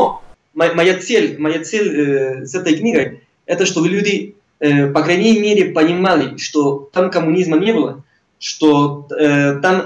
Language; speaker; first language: Russian; non-native, fluent; Spanish